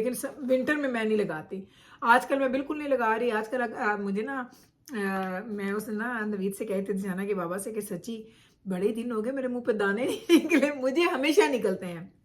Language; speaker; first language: Urdu; native; Urdu